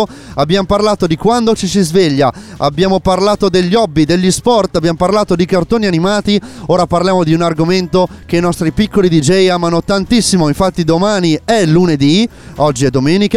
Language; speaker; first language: Italian; native; Italian